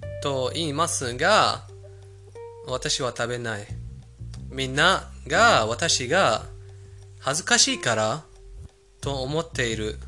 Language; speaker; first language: Japanese; non-native, fluent; Persian